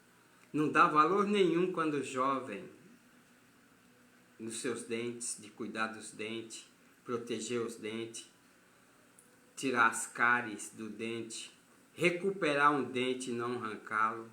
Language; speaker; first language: Portuguese; native; Portuguese